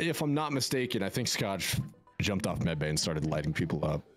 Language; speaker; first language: English; native; English